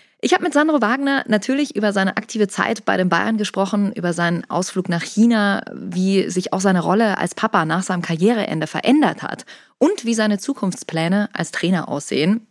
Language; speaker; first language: German; native; German